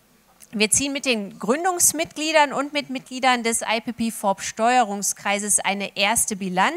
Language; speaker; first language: German; native; German